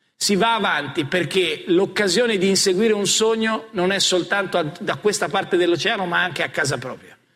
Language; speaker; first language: Italian; native; Italian